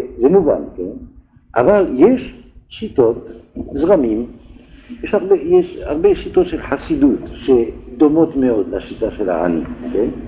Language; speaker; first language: Hebrew; non-native, fluent; French